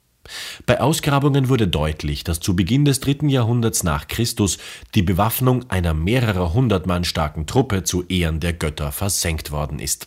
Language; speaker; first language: German; native; German